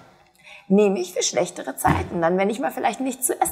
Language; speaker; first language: German; native; German